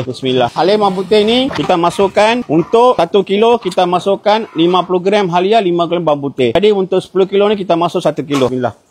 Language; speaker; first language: Malay; native; Malay